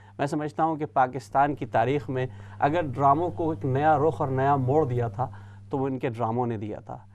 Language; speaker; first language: Urdu; native; Urdu